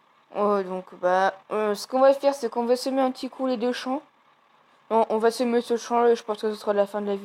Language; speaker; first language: French; native; French